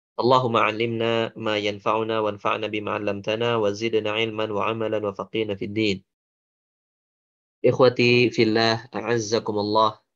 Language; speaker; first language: Arabic; non-native, fluent; Indonesian